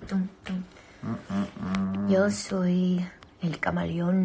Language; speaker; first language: Spanish; early bilingual, other home language; English